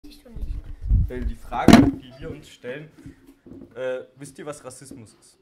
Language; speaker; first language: German; native; German